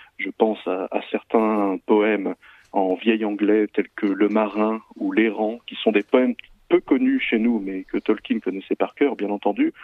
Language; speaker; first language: French; native; French